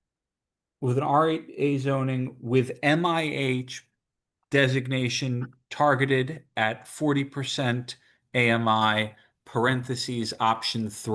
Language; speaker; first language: English; native; English